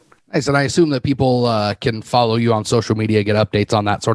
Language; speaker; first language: English; native; English